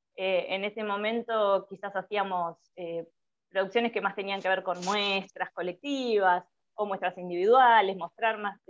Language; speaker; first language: Spanish; native; Spanish